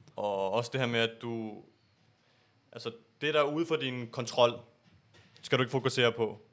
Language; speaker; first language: Danish; early bilingual, other home language; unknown